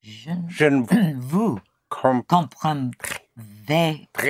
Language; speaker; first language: French; non-native, learner; English